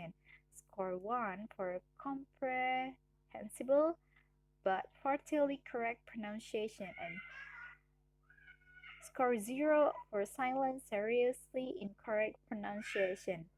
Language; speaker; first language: English; non-native, learner; Indonesian